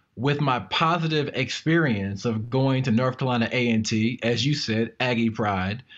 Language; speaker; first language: English; native; English